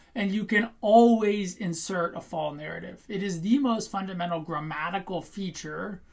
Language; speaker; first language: English; native; English